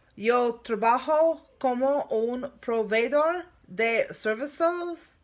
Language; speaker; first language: Spanish; non-native, learner; English